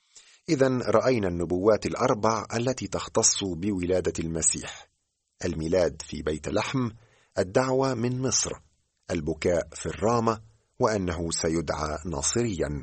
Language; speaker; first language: Arabic; native; Arabic